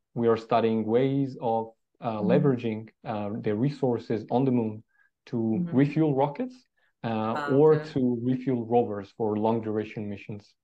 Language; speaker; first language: English; non-native, fluent; Italian